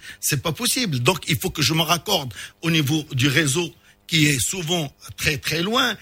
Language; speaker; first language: French; non-native, local second language; Arabic